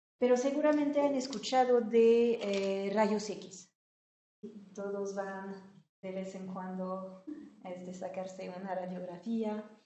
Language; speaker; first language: Spanish; non-native, fluent; French